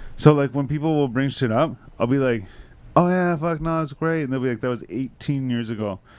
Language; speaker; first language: English; native; English